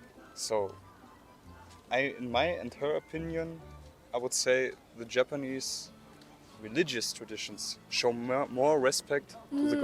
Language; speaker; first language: English; non-native, learner; German